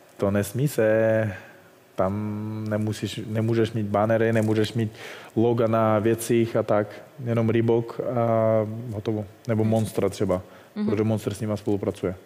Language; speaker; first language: Czech; non-native, fluent; Russian